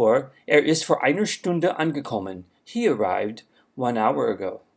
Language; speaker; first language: German; non-native, fluent; English